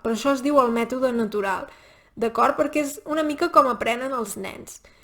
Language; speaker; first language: Catalan; native; Catalan